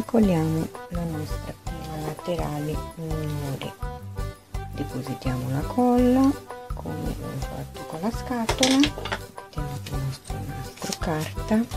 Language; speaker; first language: Italian; non-native, fluent; Portuguese